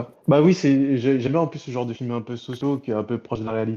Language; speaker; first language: French; native; French